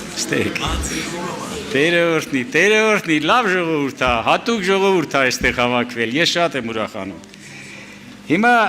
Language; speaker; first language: Armenian; native; Armenian